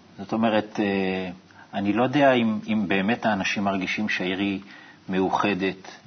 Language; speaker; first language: Hebrew; native; Hebrew